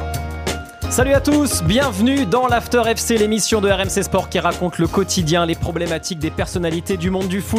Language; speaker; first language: French; native; French